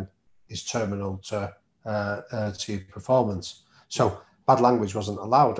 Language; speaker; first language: English; native; English